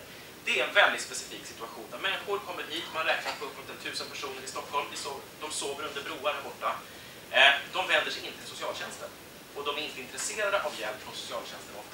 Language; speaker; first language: Swedish; native; Swedish